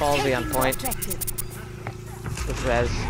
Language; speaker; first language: English; native; English